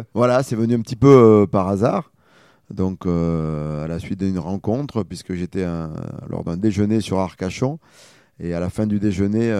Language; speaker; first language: French; native; French